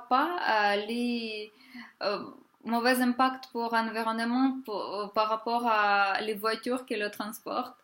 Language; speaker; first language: French; non-native, fluent; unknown